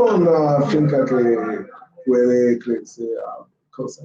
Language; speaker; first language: Spanish; non-native, learner; English